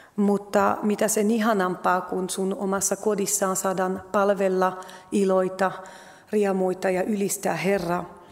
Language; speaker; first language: Finnish; non-native, fluent; French